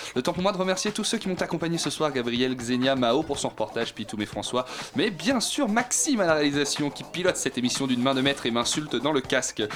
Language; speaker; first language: French; native; French